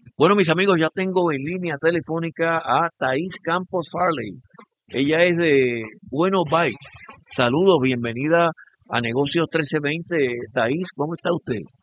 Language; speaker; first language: Spanish; native; Spanish